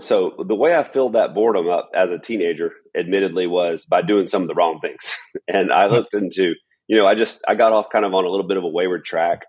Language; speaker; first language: English; native; English